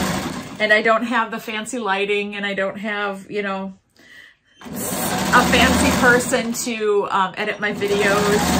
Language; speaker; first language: English; native; English